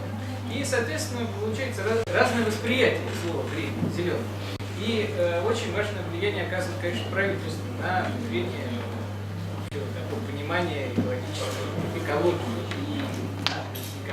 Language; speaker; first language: Russian; native; Russian